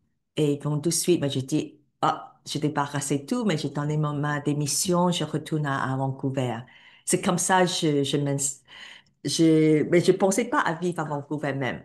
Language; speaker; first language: French; non-native, fluent; Cantonese